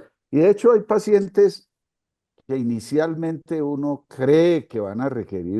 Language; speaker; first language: Spanish; native; Spanish